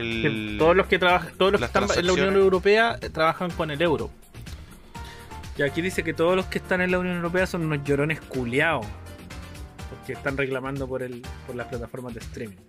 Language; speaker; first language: Spanish; native; Spanish